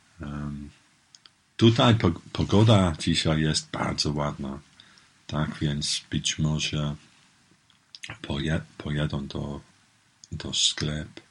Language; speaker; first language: Polish; non-native, learner; English